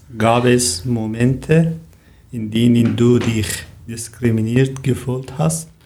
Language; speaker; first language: German; non-native, learner; Persian